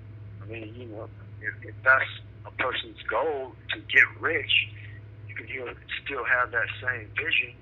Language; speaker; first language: English; native; English